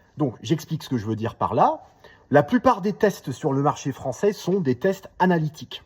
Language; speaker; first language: French; non-native, fluent; English